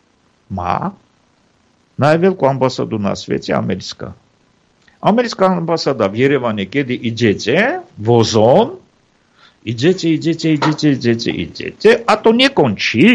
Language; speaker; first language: Slovak; non-native, fluent; Armenian